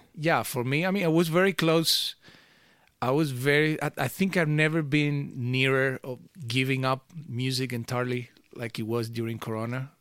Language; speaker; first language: English; early bilingual, other home language; Portuguese